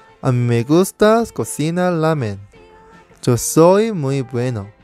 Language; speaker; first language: Spanish; non-native, learner; Korean